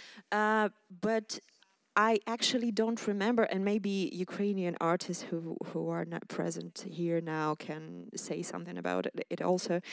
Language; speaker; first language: English; non-native, fluent; Ukrainian